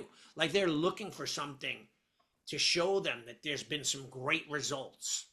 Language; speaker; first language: English; native; English